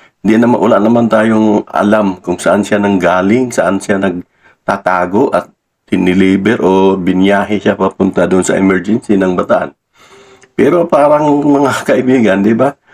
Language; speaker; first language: Filipino; non-native, local second language; Cebuano